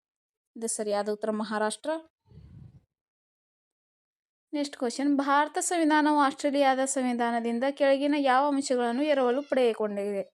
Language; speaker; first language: Kannada; native; Kannada